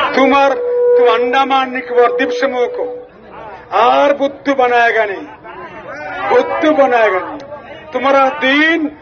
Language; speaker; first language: Hindi; non-native, local second language; Bangla